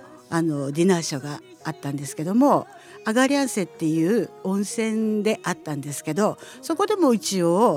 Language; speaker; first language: Japanese; native; Japanese